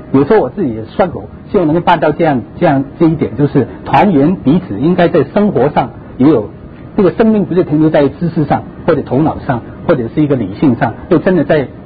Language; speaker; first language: Chinese; non-native, local second language; Cantonese